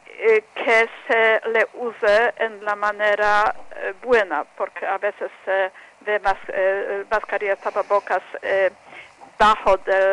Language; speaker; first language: Spanish; non-native, fluent; Polish